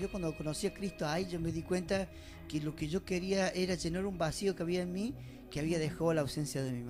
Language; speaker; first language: Spanish; native; Spanish